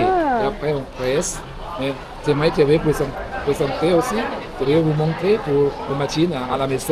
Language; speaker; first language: French; non-native, learner; Thai